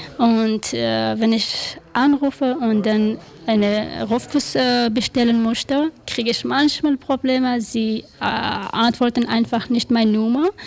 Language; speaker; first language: German; non-native, learner; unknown